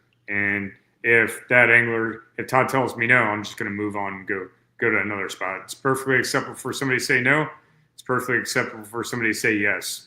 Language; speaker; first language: English; native; English